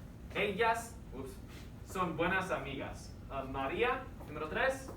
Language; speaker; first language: Spanish; non-native, fluent; English